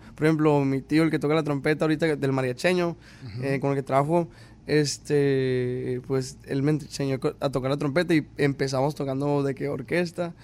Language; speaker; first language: Spanish; native; Spanish